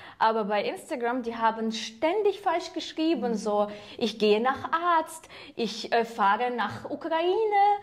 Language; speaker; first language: German; non-native, fluent; Ukrainian